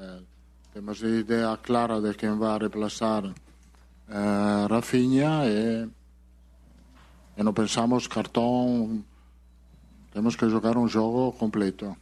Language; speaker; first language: Portuguese; non-native, learner; Italian